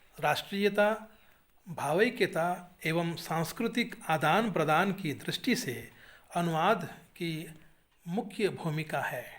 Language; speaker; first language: Hindi; non-native, local second language; Kannada